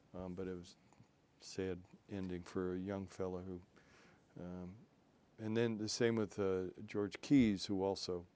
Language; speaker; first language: English; native; English